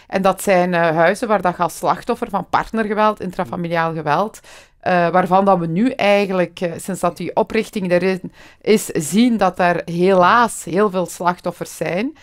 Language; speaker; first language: Dutch; early bilingual, other home language; Kurdish